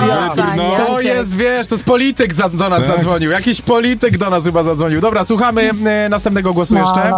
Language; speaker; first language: Polish; native; Polish